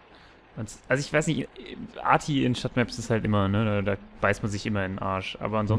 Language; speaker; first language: German; native; German